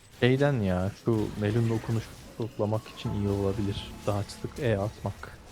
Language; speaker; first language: Turkish; native; Turkish